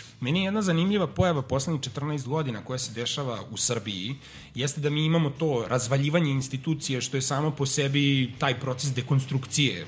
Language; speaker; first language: Serbian; native; Serbian